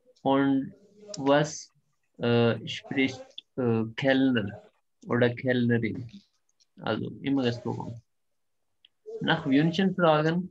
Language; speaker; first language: German; non-native, fluent; Urdu